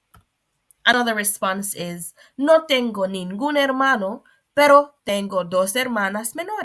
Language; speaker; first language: Spanish; non-native, fluent; English